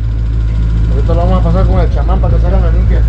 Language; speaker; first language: Spanish; native; Spanish